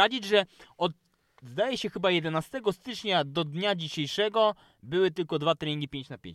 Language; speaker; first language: Polish; native; Polish